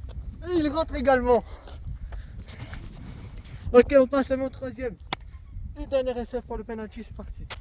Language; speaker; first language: French; native; French